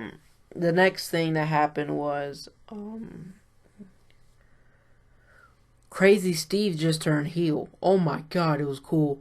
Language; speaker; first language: English; native; English